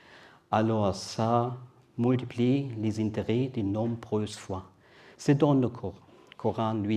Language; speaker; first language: French; non-native, learner; German